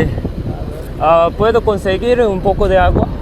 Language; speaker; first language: Spanish; non-native, learner; Korean